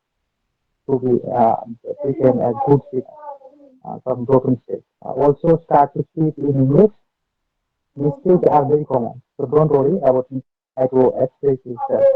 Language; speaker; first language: English; non-native, learner; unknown